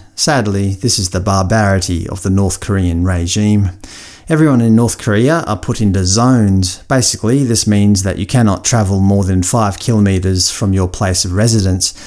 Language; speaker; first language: English; native; English